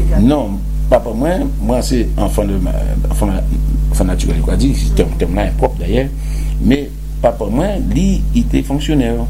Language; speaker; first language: French; non-native, local second language; Guadeloupean Creole French